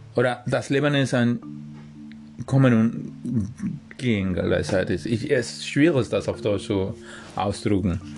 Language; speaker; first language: German; non-native, fluent; Spanish